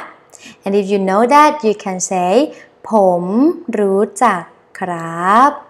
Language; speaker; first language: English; non-native, learner; Thai